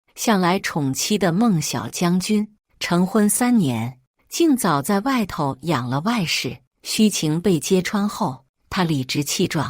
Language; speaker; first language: Chinese; native; Chinese